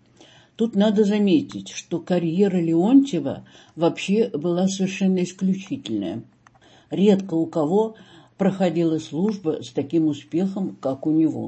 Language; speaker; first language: Russian; native; Russian